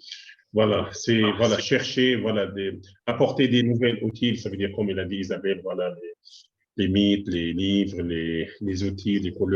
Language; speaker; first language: French; non-native, local second language; Arabic